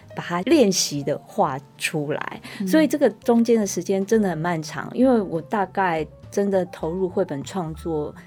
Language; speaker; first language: Chinese; non-native, local second language; Min Nan Chinese